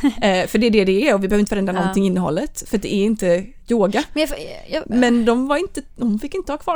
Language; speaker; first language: Swedish; native; Swedish